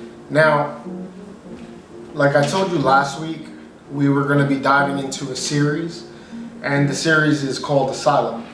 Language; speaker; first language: English; native; English